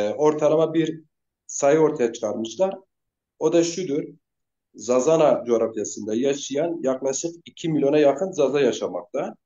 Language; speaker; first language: Turkish; non-native, local second language; Zaza